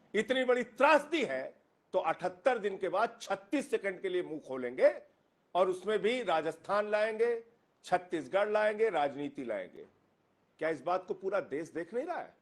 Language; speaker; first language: Hindi; native; Hindi